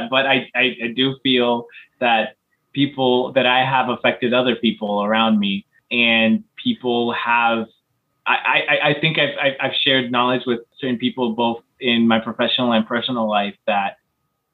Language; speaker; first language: English; native; English